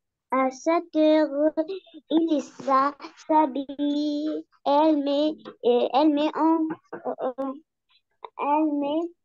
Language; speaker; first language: French; non-native, learner; Arabic